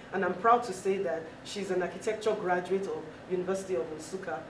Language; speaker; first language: English; non-native, local second language; Yoruba